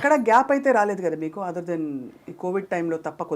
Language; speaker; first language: Telugu; native; Telugu